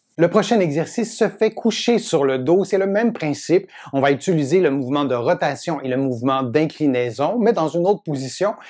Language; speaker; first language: French; native; French